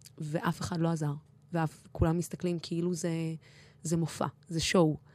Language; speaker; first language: Hebrew; non-native, local second language; Arabic